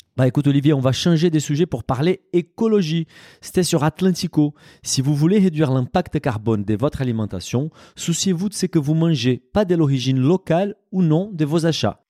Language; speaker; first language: French; non-native, fluent; Portuguese